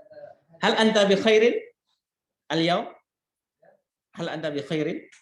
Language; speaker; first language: Arabic; non-native, fluent; Indonesian